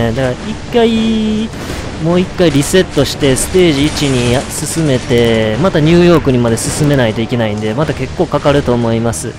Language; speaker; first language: Japanese; native; Japanese